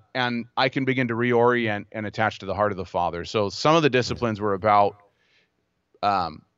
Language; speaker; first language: English; native; English